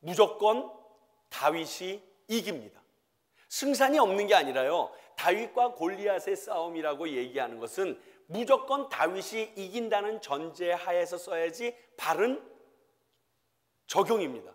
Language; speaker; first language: Korean; native; Korean